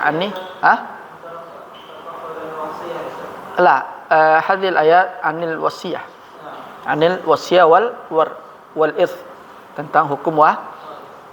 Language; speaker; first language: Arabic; non-native, fluent; Indonesian